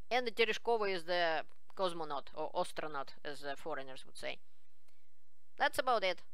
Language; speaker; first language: English; non-native, fluent; Russian